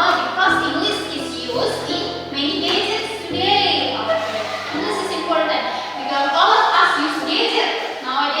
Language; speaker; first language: English; non-native, fluent; Indonesian